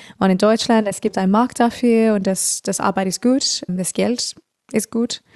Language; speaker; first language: German; non-native, fluent; English